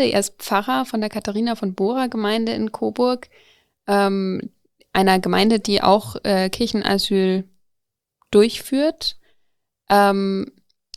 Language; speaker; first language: German; native; German